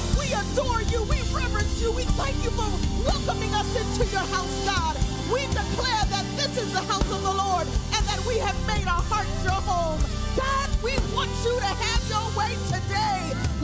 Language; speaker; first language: English; native; English